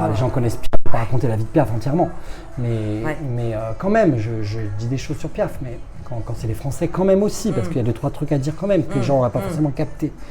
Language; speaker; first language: French; native; French